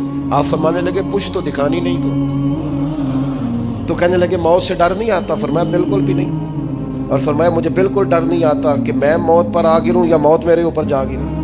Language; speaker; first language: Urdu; non-native, local second language; Punjabi